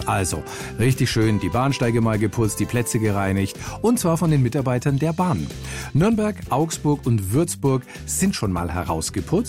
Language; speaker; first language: German; native; German